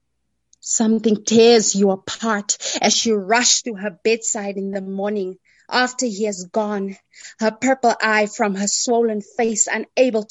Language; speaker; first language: English; non-native, local second language; Afrikaans